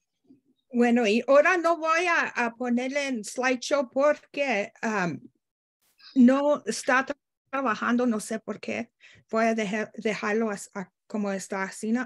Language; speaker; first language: Spanish; non-native, learner; English